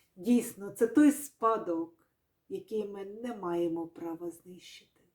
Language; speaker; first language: Ukrainian; native; Ukrainian